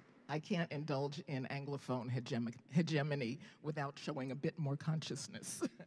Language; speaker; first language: English; native; English